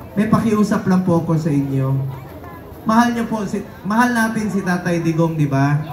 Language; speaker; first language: Filipino; non-native, local second language; Cebuano